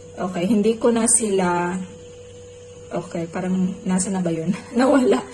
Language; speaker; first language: Filipino; non-native, local second language; Cebuano